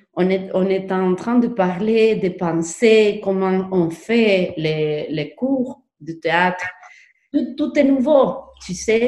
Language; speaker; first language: French; non-native, learner; Spanish